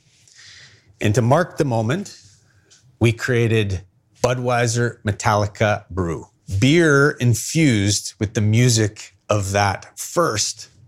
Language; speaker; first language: English; native; English